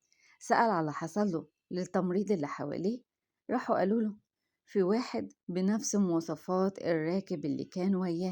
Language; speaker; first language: Arabic; native; Arabic